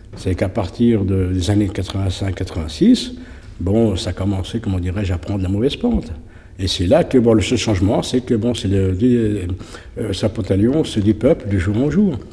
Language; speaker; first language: French; native; French